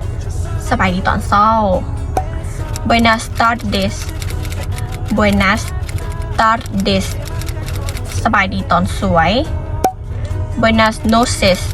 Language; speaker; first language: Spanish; non-native, fluent; Lao